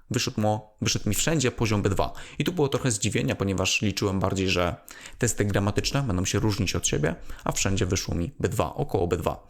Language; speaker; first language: Polish; native; Polish